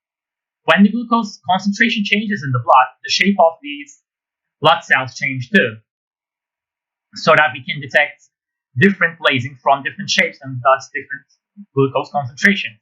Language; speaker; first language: English; non-native, fluent; Turkish